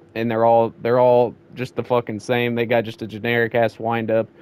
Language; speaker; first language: English; native; English